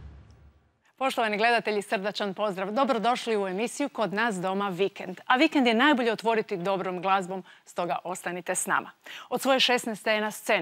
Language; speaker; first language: Croatian; native; Croatian